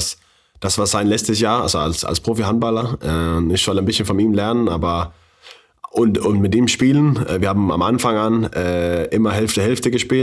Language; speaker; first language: German; non-native, learner; Faroese